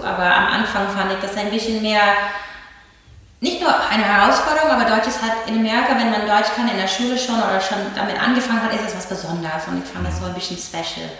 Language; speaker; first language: German; non-native, fluent; English